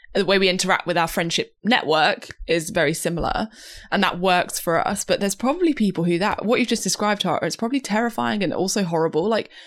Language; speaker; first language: English; native; English